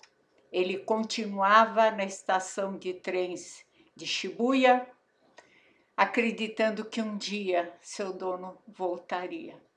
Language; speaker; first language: Portuguese; native; Portuguese